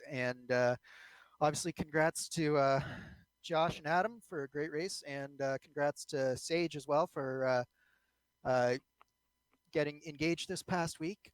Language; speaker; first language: English; native; English